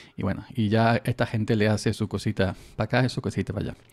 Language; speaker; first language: Spanish; native; Spanish